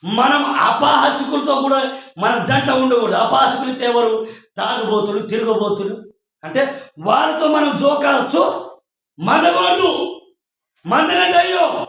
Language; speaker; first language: Telugu; non-native, local second language; Koya